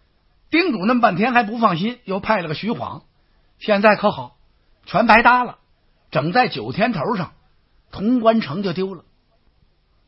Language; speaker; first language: Chinese; native; Chinese